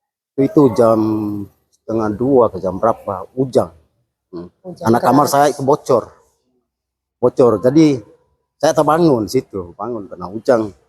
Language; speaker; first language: Indonesian; non-native, local second language; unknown